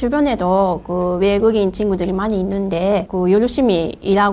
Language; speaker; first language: Korean; non-native, fluent; Japanese